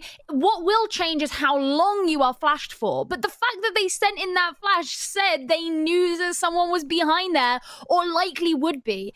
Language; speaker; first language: English; native; English